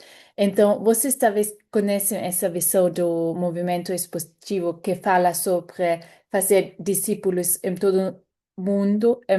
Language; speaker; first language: Portuguese; non-native, fluent; German